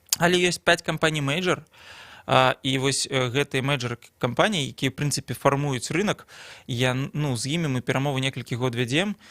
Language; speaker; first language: Belarusian; non-native, local second language; Russian